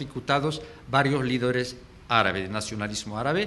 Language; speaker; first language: Spanish; non-native, fluent; Arabic